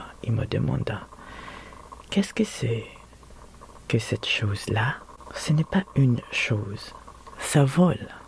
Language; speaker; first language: French; non-native, learner; Filipino